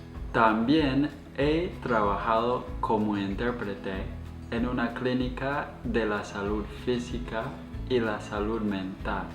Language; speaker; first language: Spanish; non-native, fluent; English